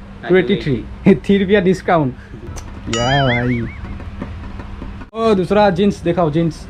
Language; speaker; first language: Hindi; non-native, local second language; Assamese